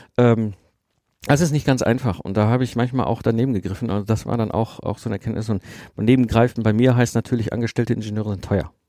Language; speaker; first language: German; native; German